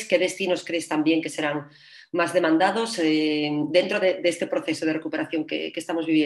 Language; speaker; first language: Spanish; native; Spanish